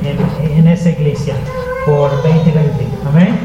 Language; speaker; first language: Spanish; non-native, learner; English